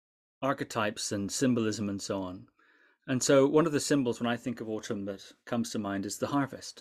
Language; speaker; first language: English; native; English